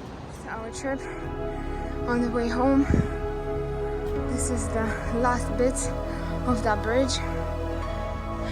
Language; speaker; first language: English; non-native, learner; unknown